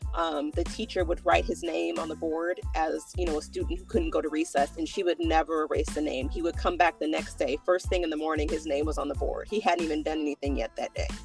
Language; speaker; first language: English; native; English